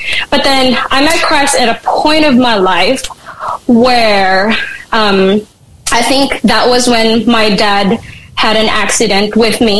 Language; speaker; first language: English; non-native, local second language; Filipino